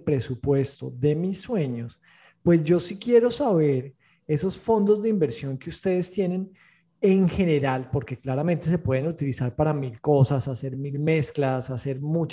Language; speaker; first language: Spanish; native; Spanish